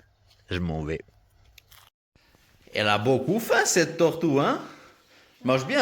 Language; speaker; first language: French; native; French